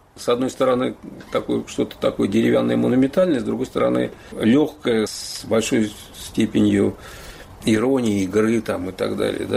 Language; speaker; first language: Russian; native; Russian